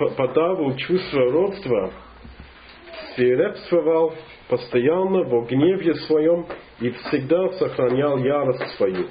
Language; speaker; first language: Russian; non-native, fluent; English